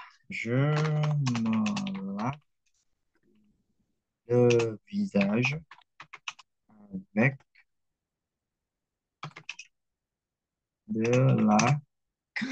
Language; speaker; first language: French; non-native, fluent; Indonesian